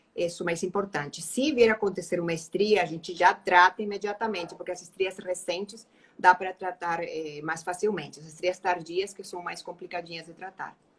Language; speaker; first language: Portuguese; non-native, fluent; Spanish